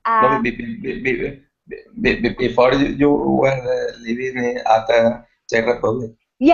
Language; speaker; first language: English; non-native, learner; Spanish